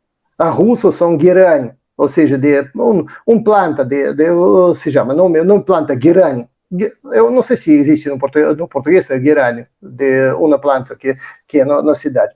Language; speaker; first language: Portuguese; non-native, fluent; Russian